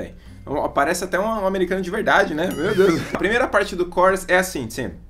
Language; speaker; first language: Portuguese; native; Portuguese